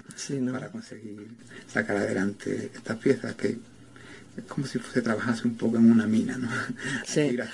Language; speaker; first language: Spanish; native; Spanish